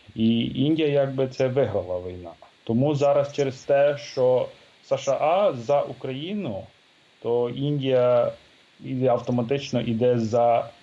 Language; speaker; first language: Ukrainian; non-native, fluent; Tamil